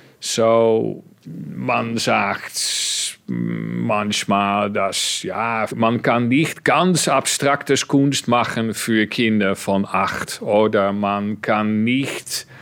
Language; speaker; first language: German; non-native, fluent; Dutch